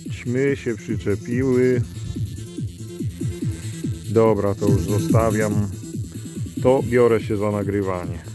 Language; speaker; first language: Polish; native; Polish